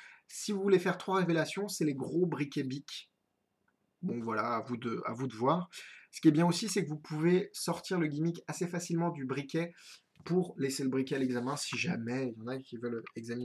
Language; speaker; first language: French; native; French